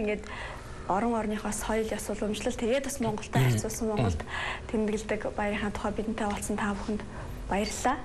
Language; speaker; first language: Mongolian; native; Mongolian